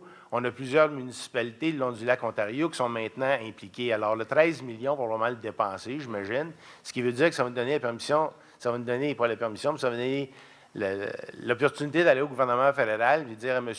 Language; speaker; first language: French; native; French